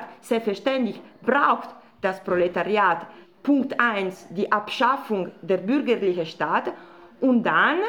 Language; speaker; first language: German; non-native, fluent; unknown